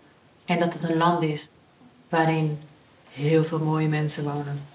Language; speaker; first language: Dutch; early bilingual, other home language; Persian